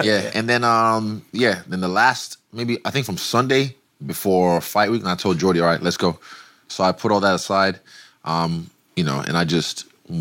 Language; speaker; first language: English; non-native, local second language; Yoruba